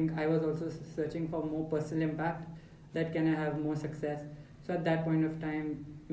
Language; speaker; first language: English; non-native, local second language; Hindi